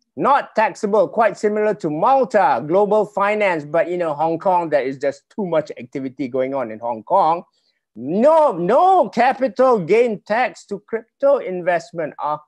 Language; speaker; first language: English; non-native, local second language; Malay